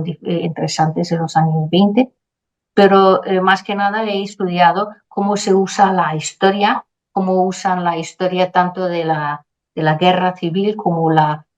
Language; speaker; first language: Spanish; non-native, fluent; Danish